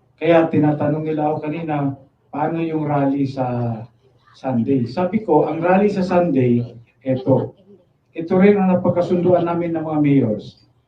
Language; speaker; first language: Filipino; non-native, local second language; Cebuano